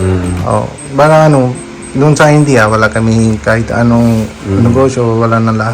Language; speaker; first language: Filipino; non-native, learner; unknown